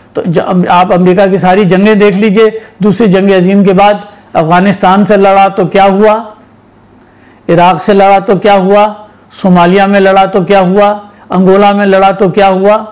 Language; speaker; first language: Urdu; native; Urdu